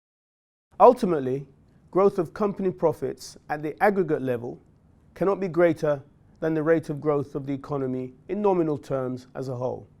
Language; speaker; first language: English; native; English